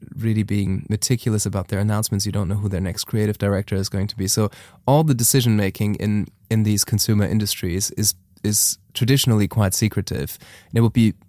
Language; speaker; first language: English; non-native, fluent; German